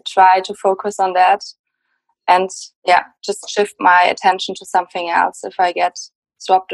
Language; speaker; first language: English; non-native, fluent; German